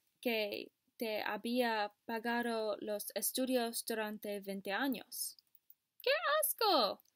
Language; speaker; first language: Spanish; non-native, learner; English